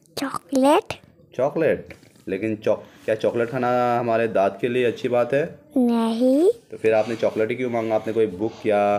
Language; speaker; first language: Hindi; native; Hindi